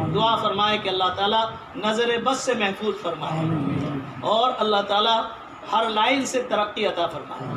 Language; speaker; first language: Urdu; native; Urdu